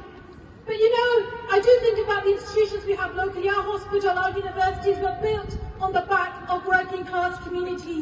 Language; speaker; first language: English; native; English